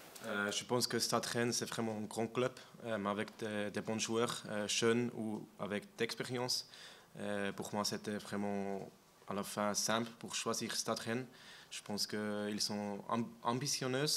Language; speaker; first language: French; non-native, learner; German